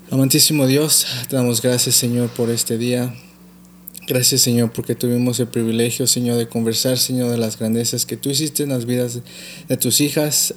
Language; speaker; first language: Spanish; early bilingual, heritage; Spanish